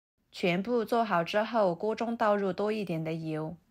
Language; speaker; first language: Chinese; native; Chinese